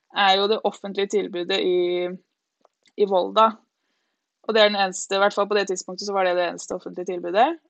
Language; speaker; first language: Norwegian; native; Norwegian